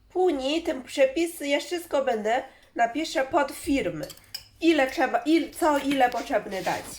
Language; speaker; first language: Polish; non-native, learner; Chinese